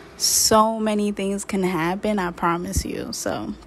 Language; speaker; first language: English; native; English